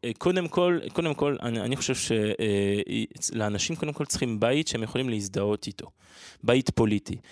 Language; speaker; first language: Hebrew; non-native, fluent; French